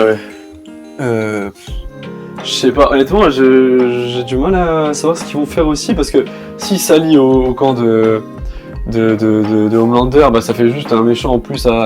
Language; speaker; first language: French; native; French